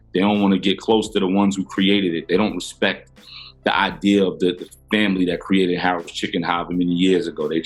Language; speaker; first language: English; native; English